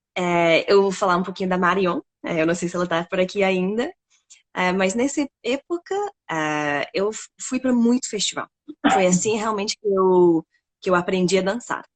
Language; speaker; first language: Portuguese; non-native, fluent; English